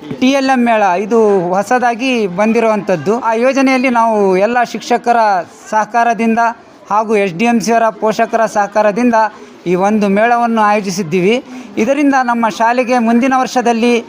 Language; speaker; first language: Kannada; non-native, local second language; Urdu